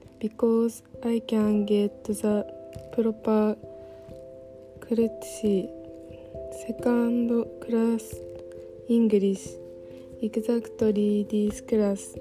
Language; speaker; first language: English; non-native, learner; Japanese